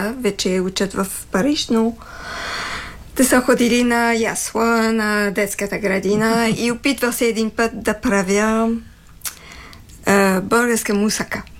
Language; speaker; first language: Bulgarian; non-native, fluent; French